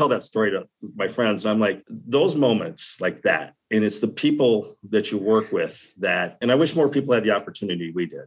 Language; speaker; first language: English; native; English